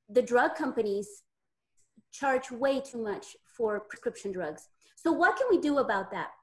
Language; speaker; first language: English; native; English